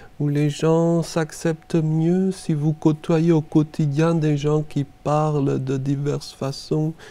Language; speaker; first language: French; native; French